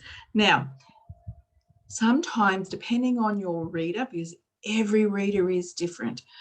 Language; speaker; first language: English; native; English